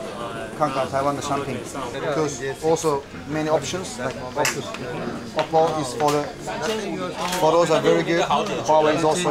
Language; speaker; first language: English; non-native, learner; Turkish